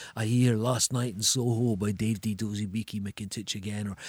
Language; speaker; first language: English; native; English